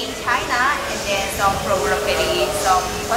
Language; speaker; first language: English; non-native, learner; Korean